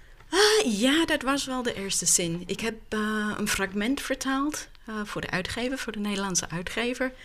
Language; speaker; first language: Dutch; non-native, fluent; English